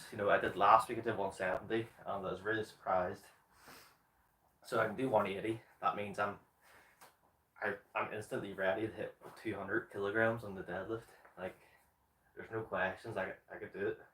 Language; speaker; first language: English; native; English